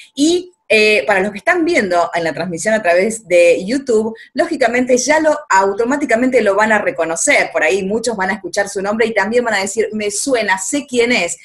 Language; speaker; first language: Spanish; native; Spanish